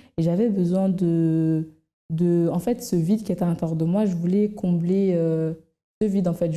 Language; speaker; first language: French; native; French